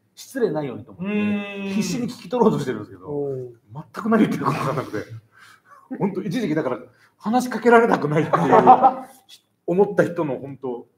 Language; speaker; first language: Japanese; native; Japanese